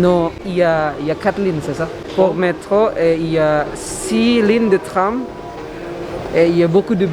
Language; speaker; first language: French; non-native, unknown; Indonesian